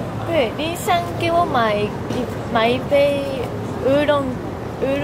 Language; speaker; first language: Chinese; early bilingual, heritage; Japanese